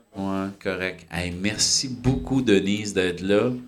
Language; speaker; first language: French; native; French